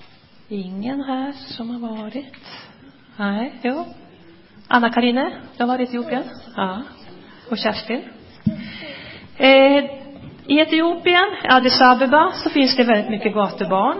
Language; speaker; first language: Swedish; native; Swedish